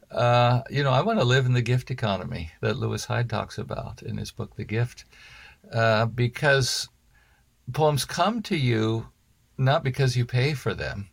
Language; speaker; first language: English; native; English